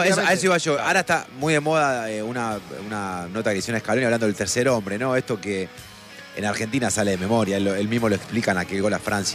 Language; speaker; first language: Spanish; native; Spanish